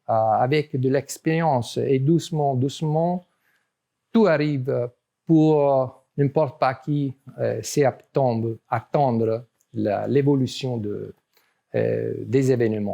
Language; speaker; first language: French; non-native, learner; Italian